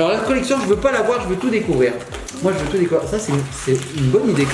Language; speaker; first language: French; native; French